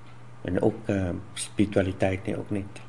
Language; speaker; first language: Dutch; non-native, fluent; Vietnamese